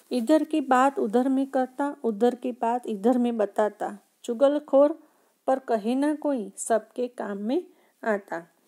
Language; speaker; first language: Hindi; non-native, local second language; Gujarati